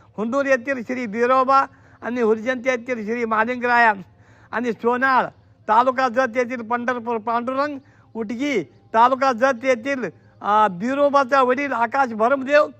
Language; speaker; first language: Marathi; non-native, local second language; Kannada